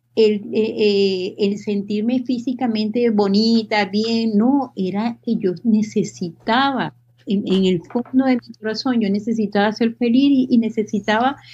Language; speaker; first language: Spanish; native; Spanish